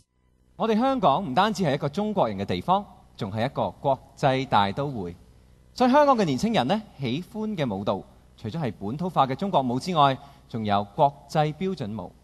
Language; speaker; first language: Chinese; non-native, local second language; Cantonese